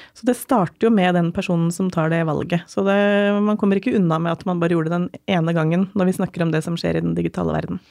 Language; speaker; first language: Norwegian; native; Norwegian